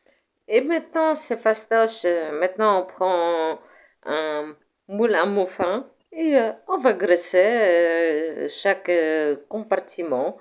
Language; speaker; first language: French; non-native, fluent; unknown